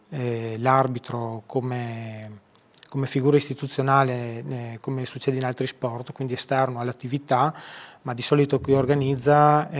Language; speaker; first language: Italian; native; Italian